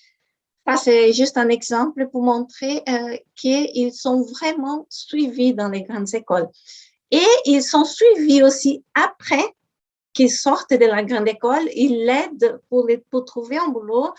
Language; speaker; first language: French; non-native, fluent; Portuguese